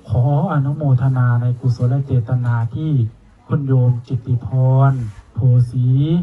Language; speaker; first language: Thai; native; Thai